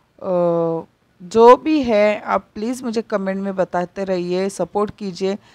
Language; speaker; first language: Hindi; non-native, local second language; Marathi